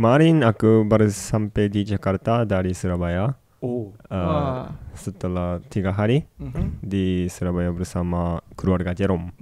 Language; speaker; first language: Indonesian; non-native, fluent; Japanese